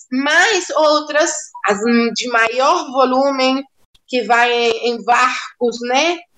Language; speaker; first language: Portuguese; non-native, fluent; Spanish